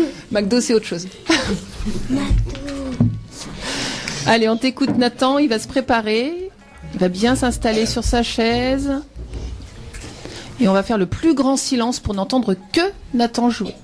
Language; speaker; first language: French; native; French